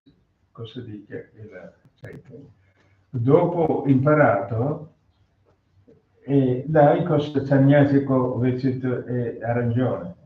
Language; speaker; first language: Italian; non-native, learner; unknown